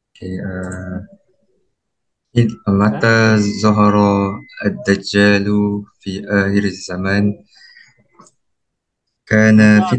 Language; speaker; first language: Arabic; non-native, learner; Malay